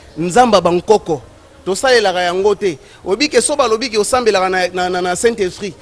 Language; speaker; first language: Lingala; non-native, local second language; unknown